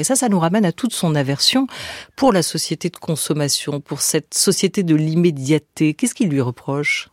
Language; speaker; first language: French; native; French